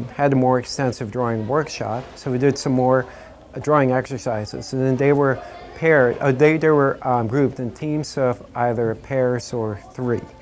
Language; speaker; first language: English; native; English